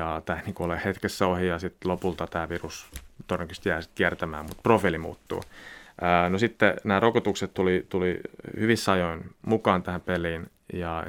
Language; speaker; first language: Finnish; native; Finnish